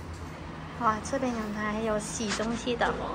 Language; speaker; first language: Chinese; non-native, fluent; Vietnamese